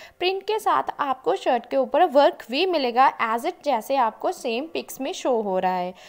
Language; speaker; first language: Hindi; non-native, local second language; Punjabi